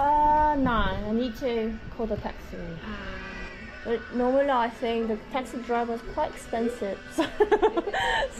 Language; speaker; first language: English; non-native, fluent; Korean